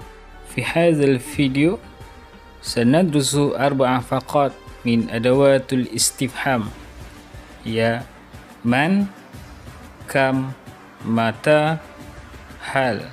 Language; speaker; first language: Arabic; non-native, fluent; Malay